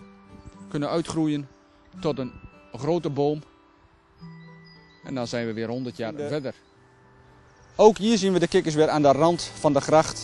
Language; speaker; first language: Dutch; native; Dutch